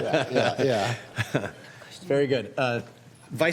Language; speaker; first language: English; native; English